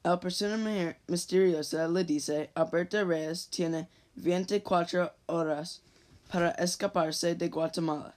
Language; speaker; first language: Spanish; non-native, learner; English